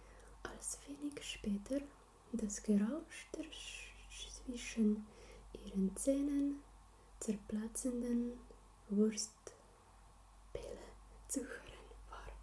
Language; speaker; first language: German; non-native, learner; Slovenian